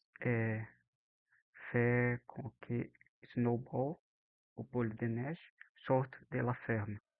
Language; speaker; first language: French; non-native, learner; Portuguese